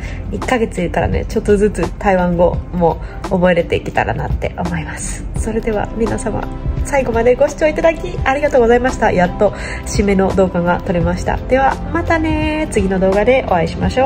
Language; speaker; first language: Japanese; native; Japanese